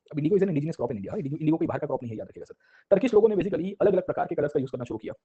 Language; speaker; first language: Hindi; non-native, local second language; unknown